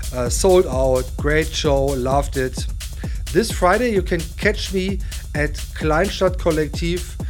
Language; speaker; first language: English; non-native, fluent; German